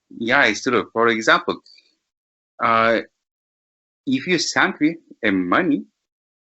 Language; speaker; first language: English; non-native, learner; Turkish